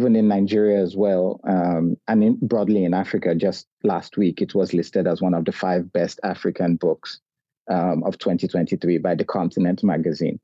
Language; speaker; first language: English; non-native, local second language; Yoruba